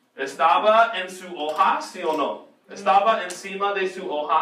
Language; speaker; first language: Spanish; non-native, fluent; English